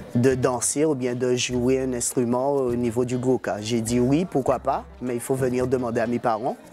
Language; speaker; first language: French; native; French